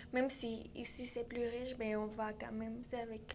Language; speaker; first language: French; early bilingual, other home language; Spanish